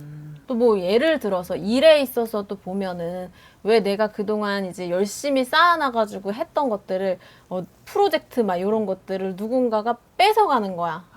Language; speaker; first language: Korean; native; Korean